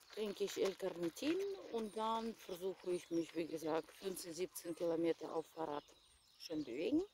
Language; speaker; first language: German; non-native, fluent; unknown